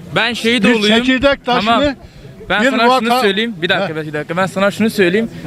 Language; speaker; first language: Turkish; non-native, fluent; Arabic